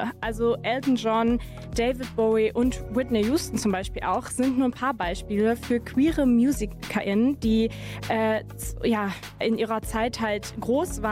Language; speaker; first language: German; native; German